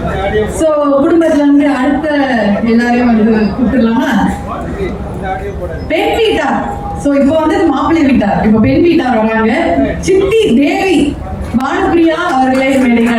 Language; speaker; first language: Tamil; native; Tamil